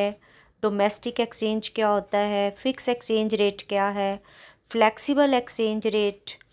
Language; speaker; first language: Hindi; non-native, local second language; Punjabi